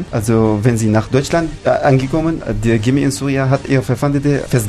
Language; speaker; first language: German; non-native, learner; Arabic